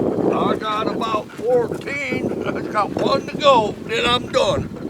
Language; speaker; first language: English; native; English